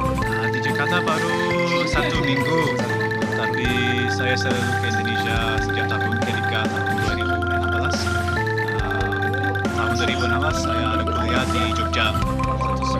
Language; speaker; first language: Indonesian; non-native, fluent; English